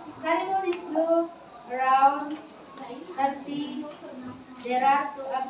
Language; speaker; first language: English; non-native, learner; Indonesian